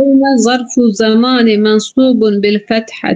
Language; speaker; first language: Arabic; non-native, learner; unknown